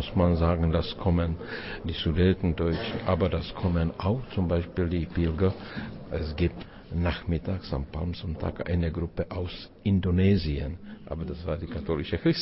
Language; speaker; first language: German; non-native, fluent; Czech